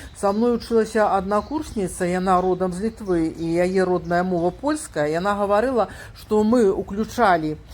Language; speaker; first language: Belarusian; native; Belarusian